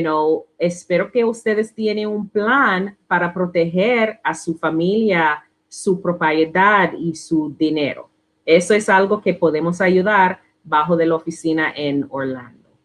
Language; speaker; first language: Spanish; non-native, learner; English